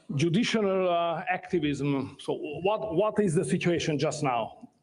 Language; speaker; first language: English; non-native, fluent; Hungarian